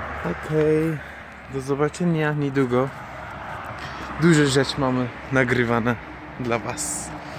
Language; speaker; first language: Polish; non-native, learner; Persian